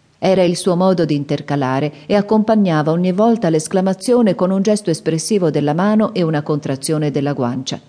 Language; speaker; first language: Italian; native; Italian